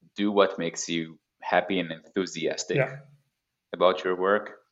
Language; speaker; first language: English; non-native, fluent; Hebrew